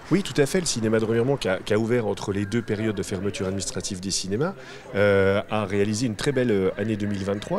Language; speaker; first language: French; native; French